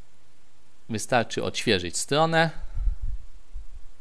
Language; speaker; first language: Polish; native; Polish